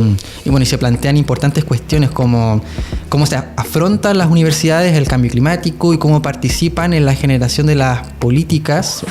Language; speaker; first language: Spanish; native; Spanish